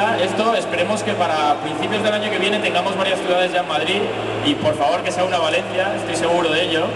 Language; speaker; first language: Spanish; native; Spanish